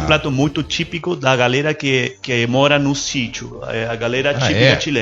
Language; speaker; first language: Portuguese; non-native, learner; Spanish